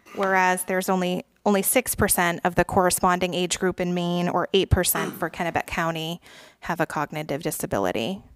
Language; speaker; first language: English; native; English